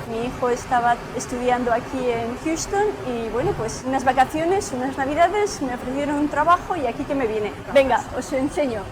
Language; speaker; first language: Spanish; native; Spanish